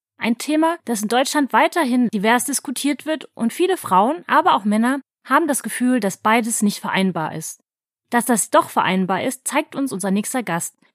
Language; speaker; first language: German; native; German